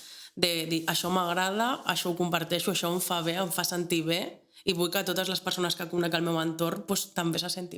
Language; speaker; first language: Catalan; native; Catalan